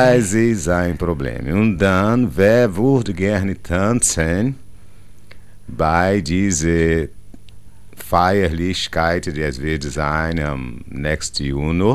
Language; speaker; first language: German; non-native, learner; Portuguese